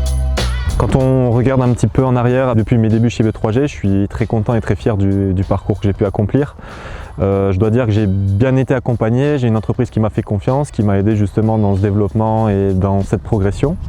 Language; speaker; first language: French; native; French